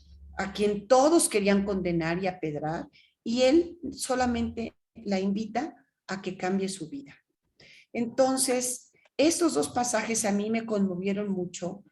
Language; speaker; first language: Spanish; native; Spanish